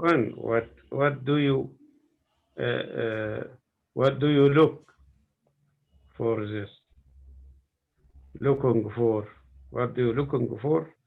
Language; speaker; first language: English; non-native, learner; Arabic